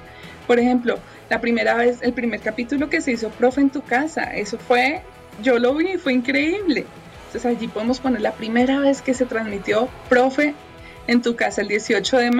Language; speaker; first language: Spanish; native; Spanish